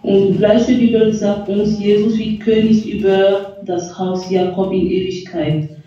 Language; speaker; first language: German; non-native, fluent; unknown